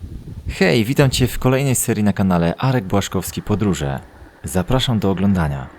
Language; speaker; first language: Polish; native; Polish